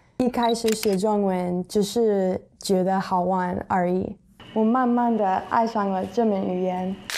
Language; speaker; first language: Chinese; non-native, fluent; English